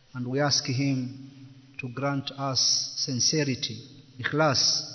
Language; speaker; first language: English; non-native, local second language; Swahili